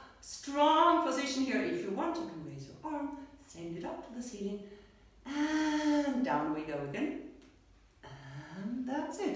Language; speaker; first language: English; non-native, fluent; German